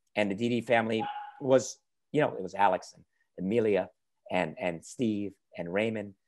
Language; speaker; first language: English; native; English